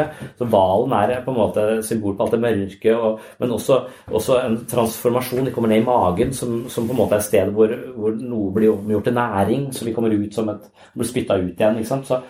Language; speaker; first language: Norwegian; native; Norwegian